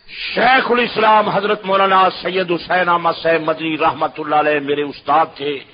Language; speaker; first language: Urdu; non-native, local second language; Saraiki